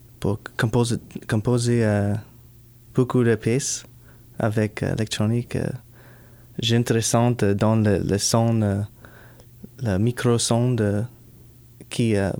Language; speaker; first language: French; non-native, learner; English